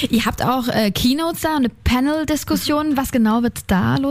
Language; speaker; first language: German; native; German